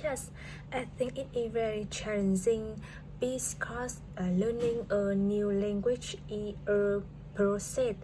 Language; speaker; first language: English; non-native, learner; Vietnamese